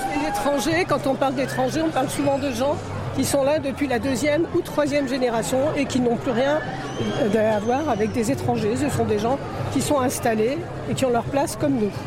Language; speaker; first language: French; native; French